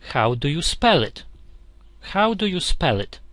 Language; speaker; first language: English; non-native, fluent; Polish